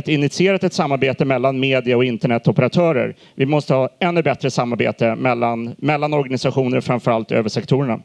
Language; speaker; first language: Swedish; native; Swedish